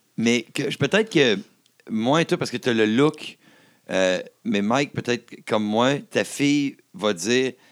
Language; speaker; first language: French; native; French